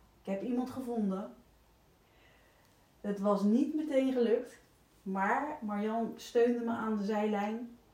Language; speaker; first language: Dutch; native; Dutch